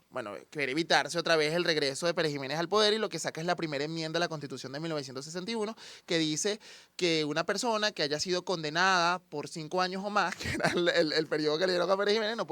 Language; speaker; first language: Spanish; native; Spanish